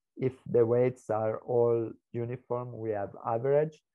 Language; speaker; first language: English; non-native, fluent; Italian